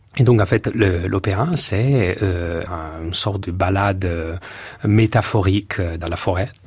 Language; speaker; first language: French; non-native, fluent; Italian